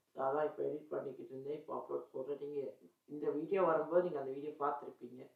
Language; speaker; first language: Tamil; early bilingual, heritage; Tamil